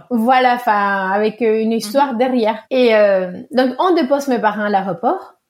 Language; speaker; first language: French; early bilingual, other home language; Spanish